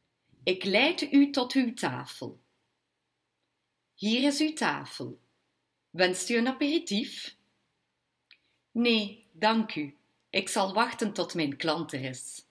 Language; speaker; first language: Dutch; non-native, local second language; French